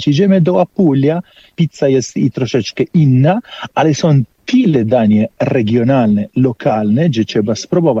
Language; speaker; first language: Polish; non-native, fluent; Italian